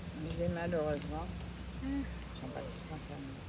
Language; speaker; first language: French; native; French